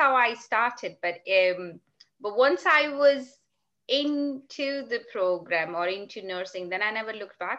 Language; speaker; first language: English; non-native, local second language; Urdu